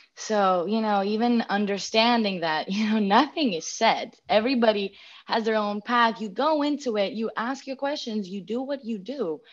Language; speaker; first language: English; non-native, fluent; Greek